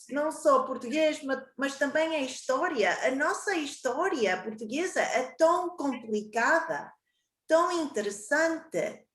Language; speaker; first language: Portuguese; early bilingual, heritage; Portuguese